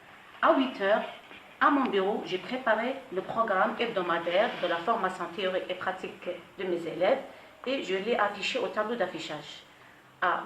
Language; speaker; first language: French; non-native, fluent; Arabic